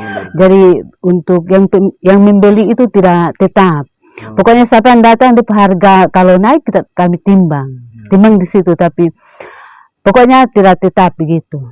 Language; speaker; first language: Indonesian; non-native, local second language; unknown